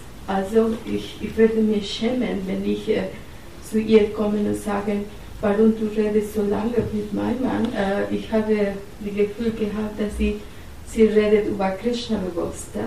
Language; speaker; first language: German; non-native, learner; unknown